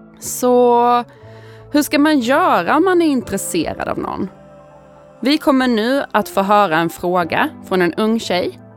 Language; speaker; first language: Swedish; native; Swedish